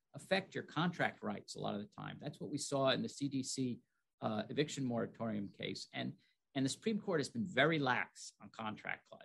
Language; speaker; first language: English; native; English